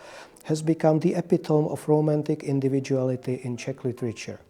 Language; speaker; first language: English; non-native, fluent; Czech